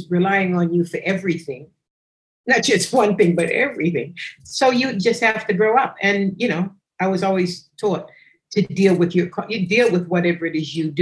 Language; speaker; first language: English; native; English